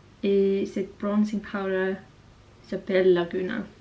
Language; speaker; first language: French; non-native, learner; Norwegian